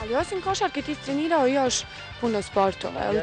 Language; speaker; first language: Bosnian; native; Bosnian